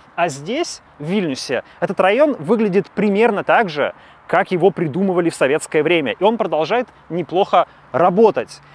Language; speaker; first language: Russian; native; Russian